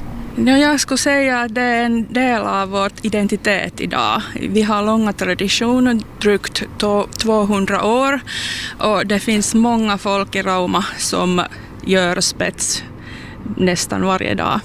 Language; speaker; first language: Swedish; non-native, local second language; Finnish